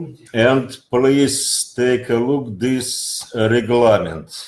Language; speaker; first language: English; non-native, learner; Russian